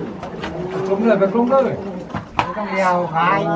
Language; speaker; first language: Thai; native; Thai